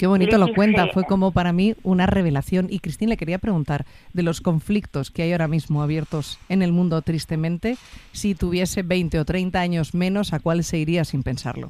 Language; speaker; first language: Spanish; native; Spanish